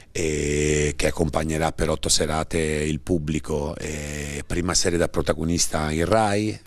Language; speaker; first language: Italian; native; Italian